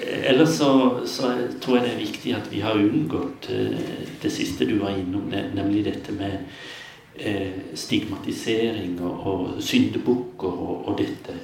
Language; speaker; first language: Norwegian; native; Norwegian